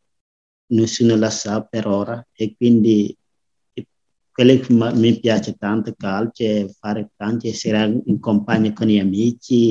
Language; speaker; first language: Italian; non-native, learner; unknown